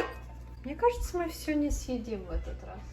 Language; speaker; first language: Russian; early bilingual, heritage; English